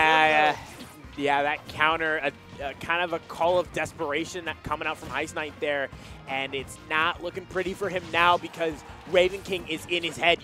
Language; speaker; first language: English; native; English